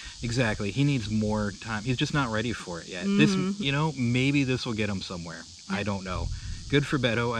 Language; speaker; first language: English; native; English